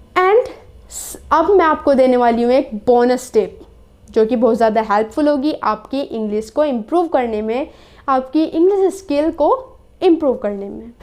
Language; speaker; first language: Hindi; native; Hindi